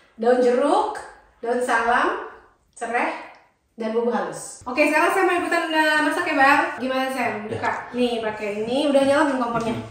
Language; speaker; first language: Indonesian; native; Indonesian